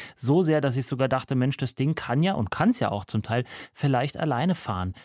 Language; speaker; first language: German; native; German